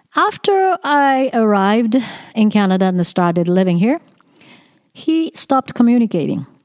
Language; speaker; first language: English; non-native, fluent; Japanese